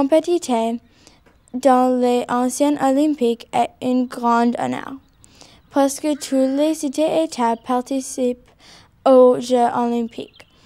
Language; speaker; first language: French; non-native, learner; English